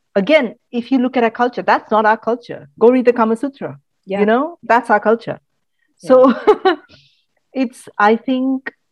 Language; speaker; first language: English; non-native, local second language; Malayalam